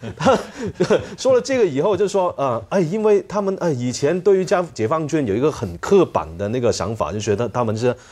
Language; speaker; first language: Chinese; non-native, fluent; Cantonese